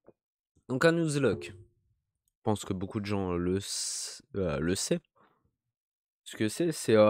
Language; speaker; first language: French; native; French